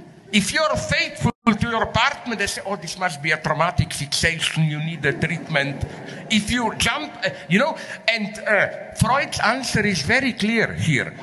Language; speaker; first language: English; non-native, fluent; Slovenian